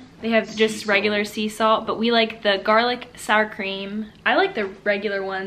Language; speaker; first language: English; native; English